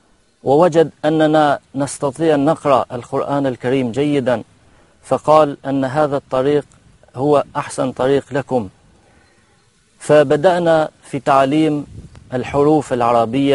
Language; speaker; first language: Arabic; non-native, local second language; Albanian